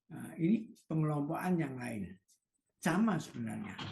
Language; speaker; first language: Indonesian; native; Indonesian